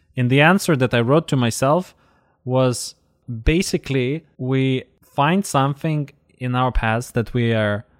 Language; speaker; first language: English; non-native, fluent; Russian